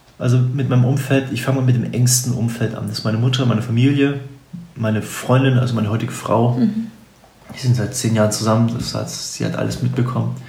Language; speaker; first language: German; native; German